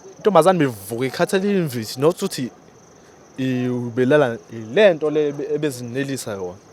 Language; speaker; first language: Zulu; native; Zulu